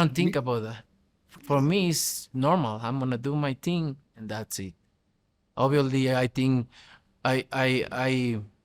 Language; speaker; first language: English; non-native, fluent; Spanish